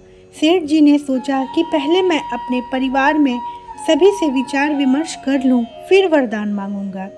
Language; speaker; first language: Hindi; native; Hindi